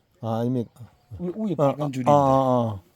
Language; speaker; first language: Korean; native; Korean